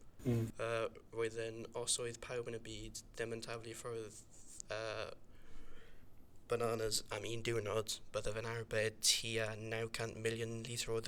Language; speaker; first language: Welsh; non-native, local second language; English